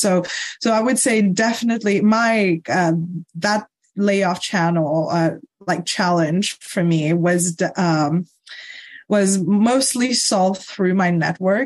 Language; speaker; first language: English; non-native, fluent; Morisyen